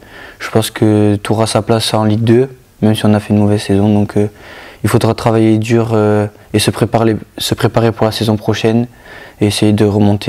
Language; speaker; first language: French; native; French